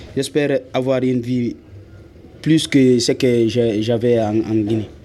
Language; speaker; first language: French; non-native, local second language; Fula